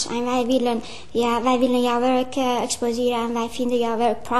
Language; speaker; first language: Dutch; non-native, fluent; Persian